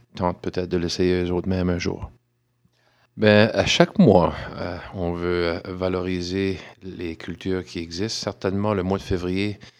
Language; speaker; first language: French; native; French